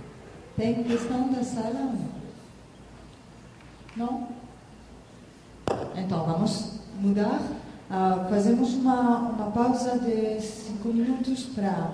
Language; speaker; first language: Portuguese; non-native, fluent; French